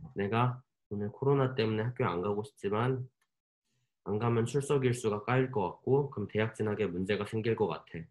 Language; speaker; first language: Korean; native; Korean